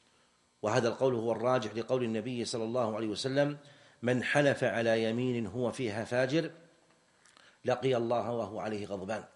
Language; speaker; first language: Arabic; native; Arabic